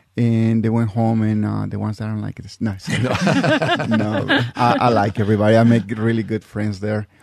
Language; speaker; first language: English; non-native, fluent; Spanish